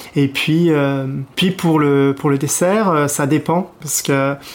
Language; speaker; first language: French; non-native, fluent; English